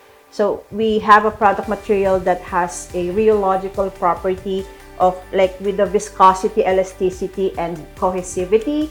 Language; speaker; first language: English; non-native, local second language; Filipino